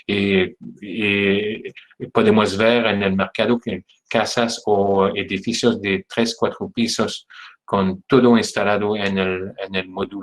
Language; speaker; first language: Spanish; non-native, fluent; French